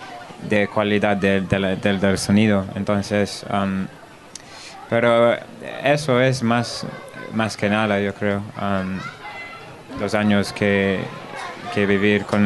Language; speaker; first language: Spanish; non-native, learner; English